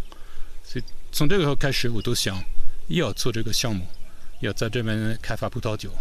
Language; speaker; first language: Chinese; non-native, fluent; French